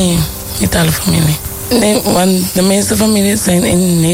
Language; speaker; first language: Dutch; non-native, local second language; Papiamento